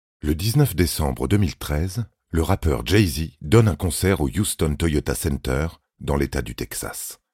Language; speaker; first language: French; native; French